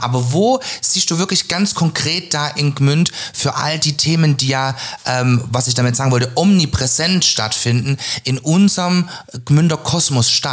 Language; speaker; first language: German; native; German